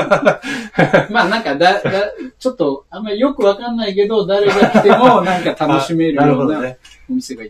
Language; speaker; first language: Japanese; native; Japanese